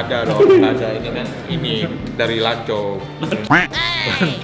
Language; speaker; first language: Indonesian; native; Indonesian